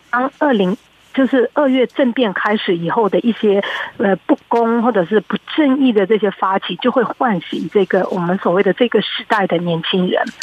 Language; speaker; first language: Chinese; early bilingual, heritage; Chinese